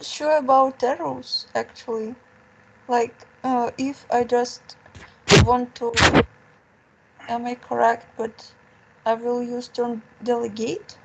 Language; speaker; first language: English; non-native, fluent; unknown